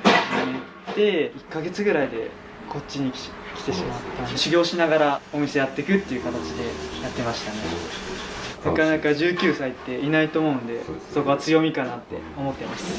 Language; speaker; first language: Japanese; native; Japanese